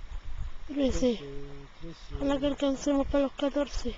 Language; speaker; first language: Spanish; native; Spanish